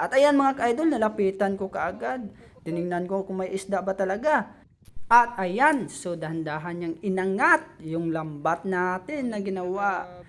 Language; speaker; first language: Filipino; non-native, local second language; Cebuano